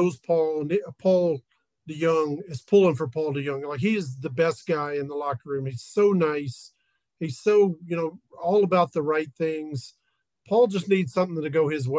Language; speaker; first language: English; native; English